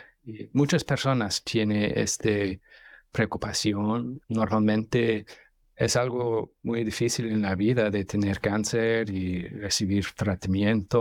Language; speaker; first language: Spanish; non-native, fluent; English